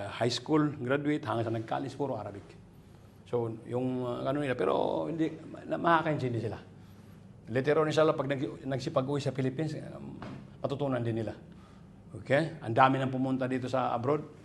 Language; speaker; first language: Filipino; non-native, local second language; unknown